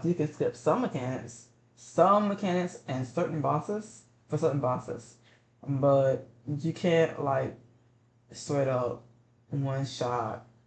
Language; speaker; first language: English; native; English